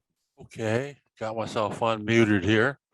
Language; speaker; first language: English; native; English